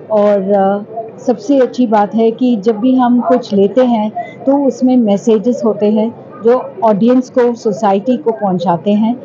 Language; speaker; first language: Hindi; non-native, local second language; Tamil